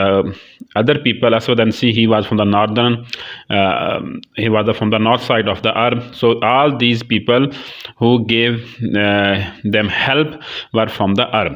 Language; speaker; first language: English; non-native, local second language; Urdu